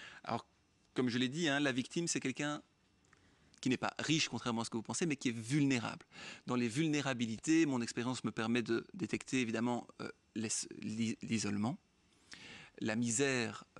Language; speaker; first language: French; native; French